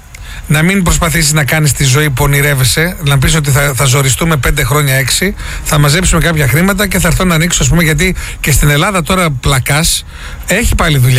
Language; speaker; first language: Greek; native; Greek